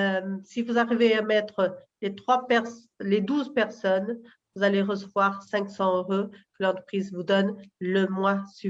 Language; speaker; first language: French; non-native, learner; Portuguese